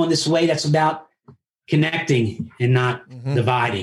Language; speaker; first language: English; early bilingual, other home language; Italian